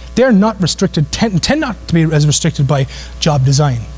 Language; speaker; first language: English; native; English